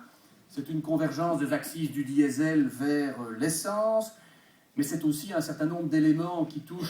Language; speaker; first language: French; native; French